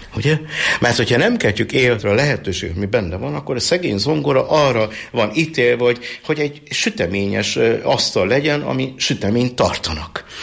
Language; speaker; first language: Hungarian; native; Hungarian